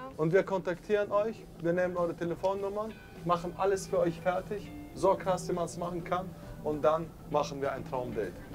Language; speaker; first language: German; native; German